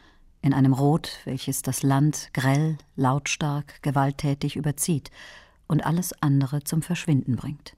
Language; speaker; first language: German; native; German